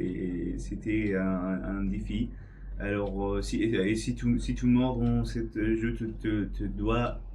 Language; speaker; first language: French; non-native, learner; English